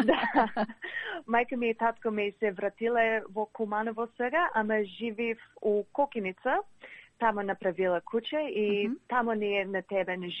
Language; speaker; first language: Macedonian; early bilingual, heritage; English